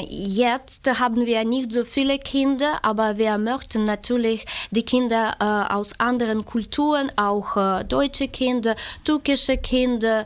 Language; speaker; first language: German; non-native, fluent; Ukrainian